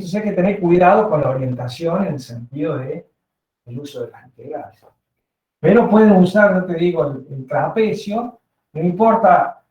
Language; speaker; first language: Spanish; native; Spanish